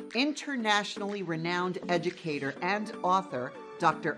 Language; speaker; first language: English; native; English